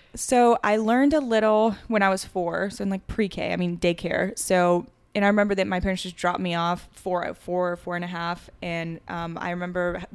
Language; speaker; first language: English; early bilingual, other home language; French